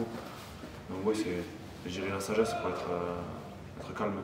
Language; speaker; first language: French; native; French